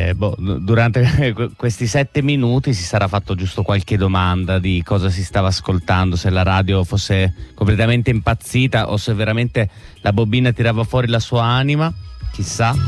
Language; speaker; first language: Italian; native; Italian